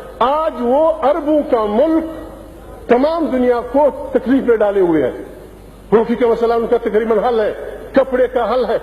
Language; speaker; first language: Urdu; non-native, local second language; Pashto